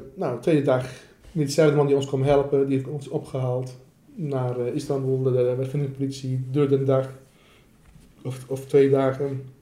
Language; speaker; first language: Dutch; non-native, fluent; Assyrian Neo-Aramaic